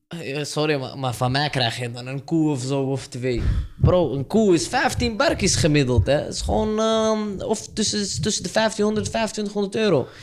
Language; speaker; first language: Dutch; early bilingual, other home language; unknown